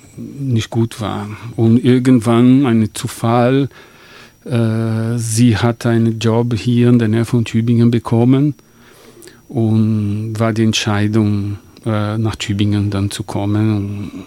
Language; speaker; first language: German; non-native, fluent; Portuguese